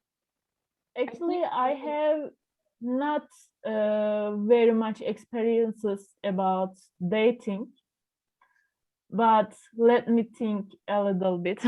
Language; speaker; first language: English; non-native, learner; Turkish